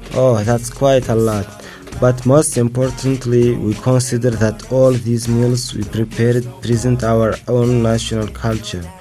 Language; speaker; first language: English; non-native, fluent; Arabic